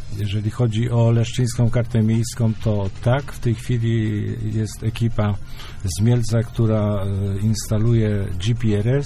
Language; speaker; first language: Polish; native; Polish